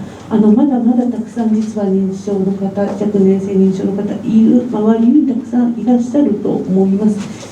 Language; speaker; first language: Japanese; native; Japanese